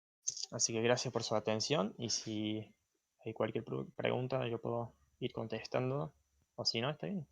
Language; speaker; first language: Spanish; non-native, fluent; English